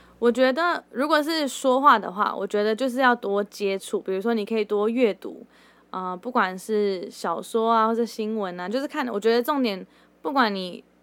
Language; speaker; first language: Chinese; early bilingual, heritage; Chinese